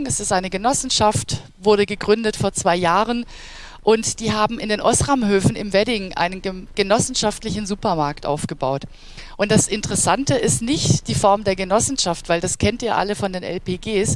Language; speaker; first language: German; native; German